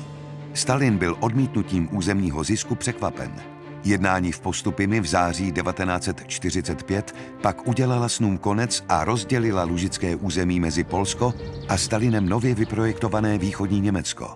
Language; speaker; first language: Czech; native; Czech